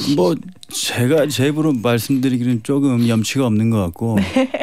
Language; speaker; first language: Korean; native; Korean